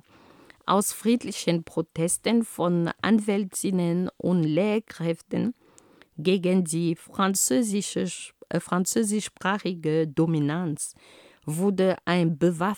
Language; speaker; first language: German; non-native, fluent; Ghomala